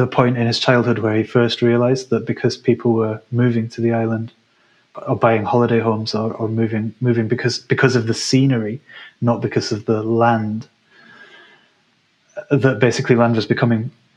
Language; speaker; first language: English; native; English